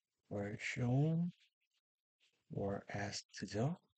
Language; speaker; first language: English; non-native, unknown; Korean